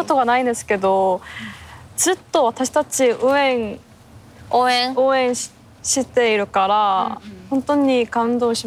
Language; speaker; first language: Japanese; non-native, learner; Korean